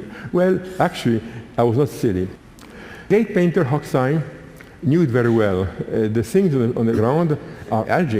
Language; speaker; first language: English; non-native, fluent; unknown